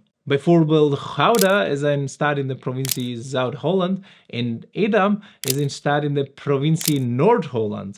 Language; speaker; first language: Dutch; non-native, learner; Spanish